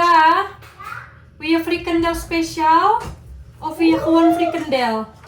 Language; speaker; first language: Dutch; non-native, learner; Indonesian